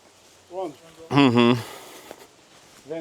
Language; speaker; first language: Russian; non-native, learner; Latvian